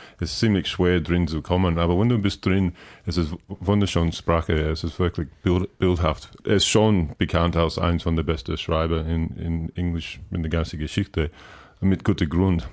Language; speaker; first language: German; non-native, learner; English